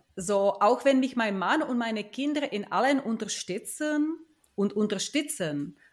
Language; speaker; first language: German; non-native, fluent; Czech